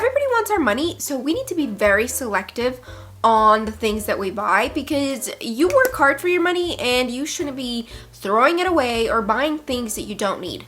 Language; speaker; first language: English; native; English